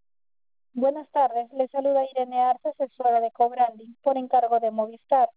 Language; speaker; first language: Spanish; native; Spanish